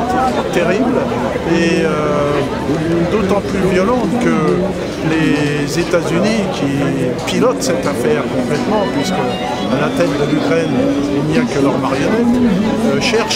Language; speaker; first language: French; native; French